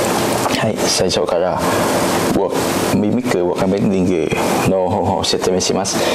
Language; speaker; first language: Japanese; non-native, learner; Vietnamese